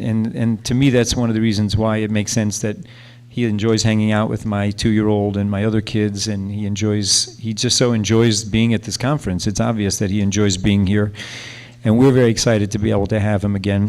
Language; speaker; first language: English; native; English